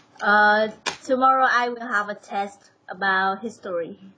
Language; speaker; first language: English; non-native, learner; Vietnamese